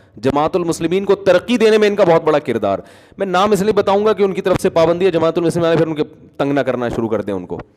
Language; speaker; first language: Urdu; native; Urdu